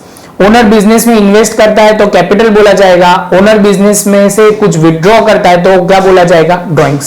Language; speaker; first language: Hindi; non-native, local second language; Gujarati